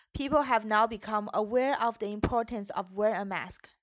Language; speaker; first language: English; non-native, fluent; Chinese